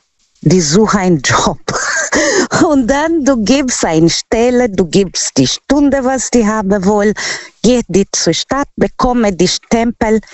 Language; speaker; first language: German; non-native, learner; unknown